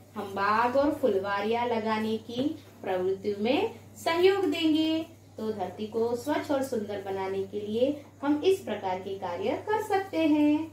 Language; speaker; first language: Hindi; non-native, local second language; Gujarati